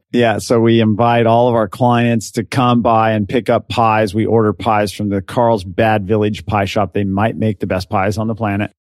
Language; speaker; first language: English; native; English